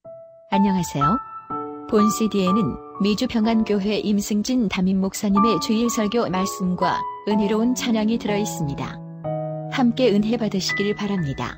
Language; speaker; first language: Korean; native; Korean